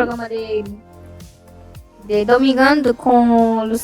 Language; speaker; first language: Spanish; non-native, learner; Portuguese